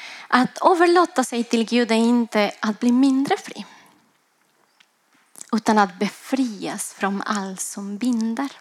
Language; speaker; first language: Swedish; non-native, fluent; Spanish